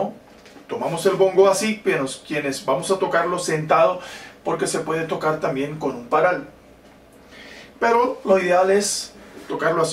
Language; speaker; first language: Spanish; native; Spanish